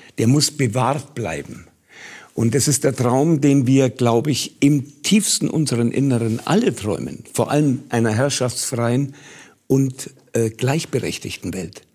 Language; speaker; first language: German; native; German